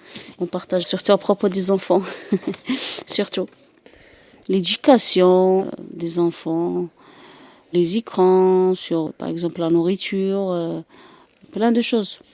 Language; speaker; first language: French; non-native, fluent; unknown